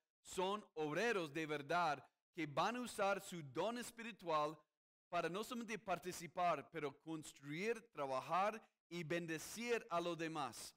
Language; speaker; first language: Spanish; non-native, fluent; English